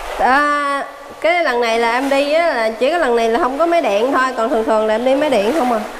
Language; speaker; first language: Vietnamese; native; Vietnamese